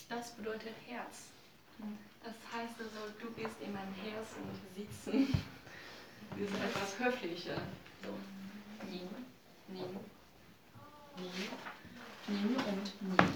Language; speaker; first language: German; non-native, learner; Chinese